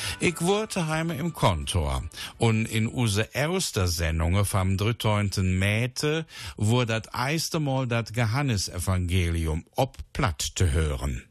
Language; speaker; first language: German; native; German